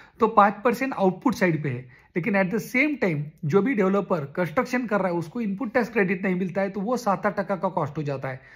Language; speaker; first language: Hindi; non-native, local second language; Marathi